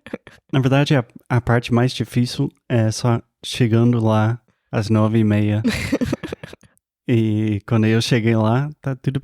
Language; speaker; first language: Portuguese; non-native, fluent; English